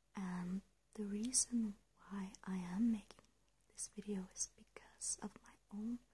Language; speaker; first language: English; non-native, fluent; Danish